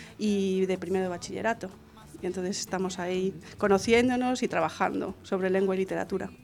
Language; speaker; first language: Spanish; non-native, local second language; Galician